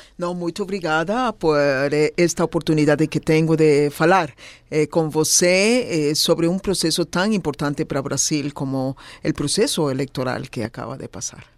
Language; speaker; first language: Portuguese; non-native, learner; Spanish